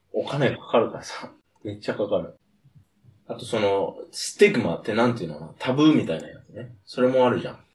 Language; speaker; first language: Japanese; non-native, fluent; English